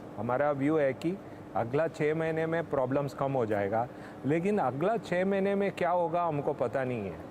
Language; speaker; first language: Hindi; non-native, local second language; Tamil